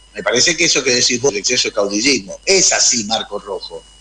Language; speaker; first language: Spanish; native; Spanish